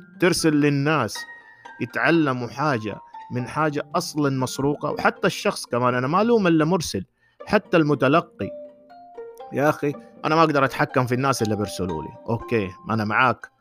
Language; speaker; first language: Arabic; native; Arabic